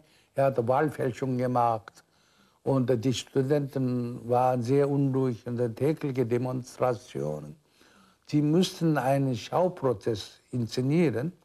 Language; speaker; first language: German; non-native, fluent; Korean